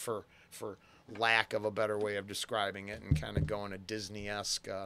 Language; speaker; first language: English; native; English